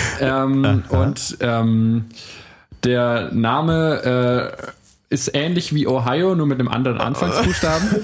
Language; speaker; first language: German; native; German